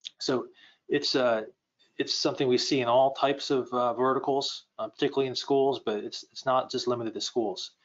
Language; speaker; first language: English; native; English